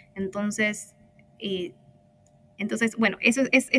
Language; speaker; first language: Spanish; native; Spanish